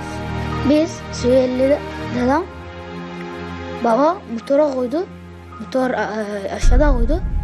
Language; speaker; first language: Turkish; early bilingual, other home language; Arabic